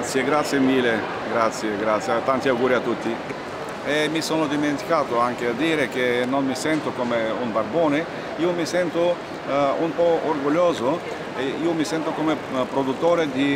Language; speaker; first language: Italian; non-native, learner; Bulgarian